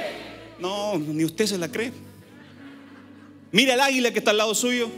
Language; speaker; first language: Spanish; native; Spanish